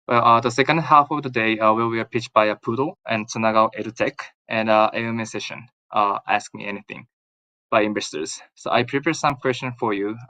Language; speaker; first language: English; non-native, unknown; Japanese